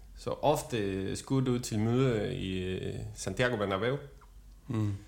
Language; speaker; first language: Danish; non-native, fluent; Spanish